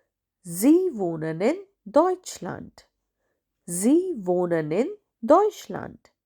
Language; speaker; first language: German; non-native, fluent; Hindi